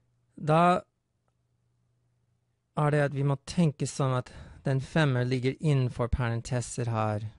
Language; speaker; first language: Norwegian; non-native, fluent; English